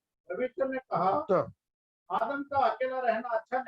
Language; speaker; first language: Hindi; non-native, local second language; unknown